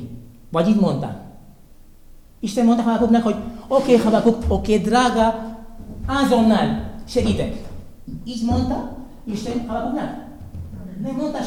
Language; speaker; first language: Hungarian; non-native, learner; Spanish